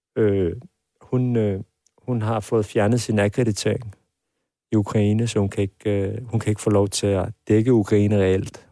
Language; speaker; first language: Danish; early bilingual, other home language; Persian